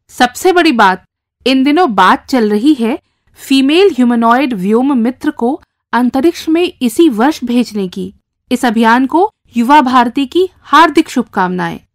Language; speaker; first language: Hindi; native; Hindi